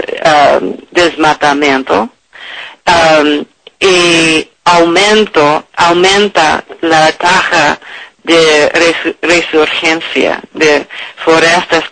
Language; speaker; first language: Spanish; non-native, learner; English